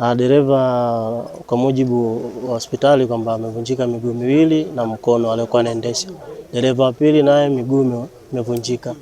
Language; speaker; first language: Swahili; native; Swahili